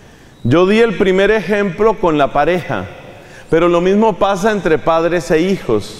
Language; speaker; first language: Spanish; native; Spanish